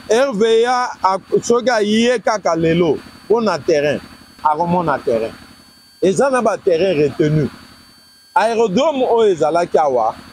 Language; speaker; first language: Lingala; non-native, local second language; Kituba (Democratic Republic of Congo)